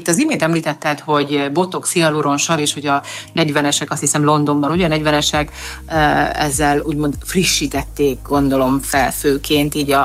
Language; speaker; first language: Hungarian; native; Hungarian